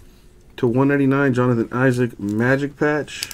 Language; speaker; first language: English; native; English